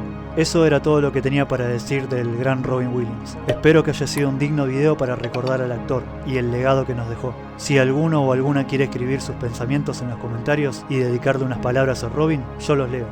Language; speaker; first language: Spanish; native; Spanish